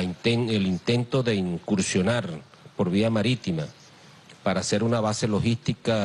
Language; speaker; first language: Spanish; native; Spanish